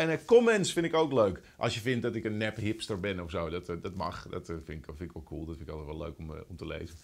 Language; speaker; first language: Dutch; native; Dutch